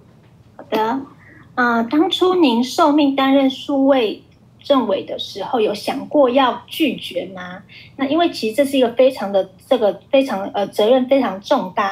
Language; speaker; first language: Chinese; native; Chinese